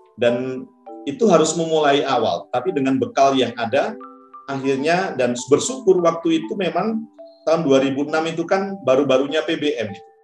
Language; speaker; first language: Indonesian; native; Indonesian